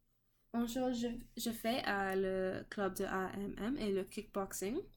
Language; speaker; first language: French; non-native, learner; English